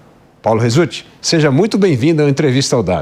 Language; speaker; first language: Portuguese; native; Portuguese